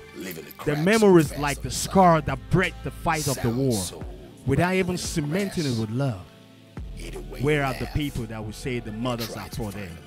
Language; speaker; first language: English; non-native, local second language; Yoruba